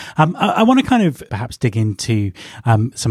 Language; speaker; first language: English; native; English